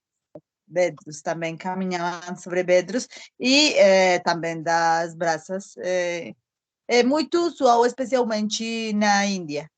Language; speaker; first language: Portuguese; non-native, learner; Spanish